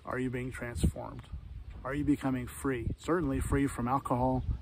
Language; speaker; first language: English; native; English